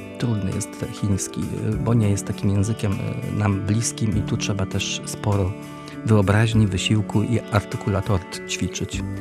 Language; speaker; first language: Polish; native; Polish